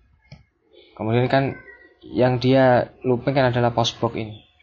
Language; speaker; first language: Indonesian; native; Indonesian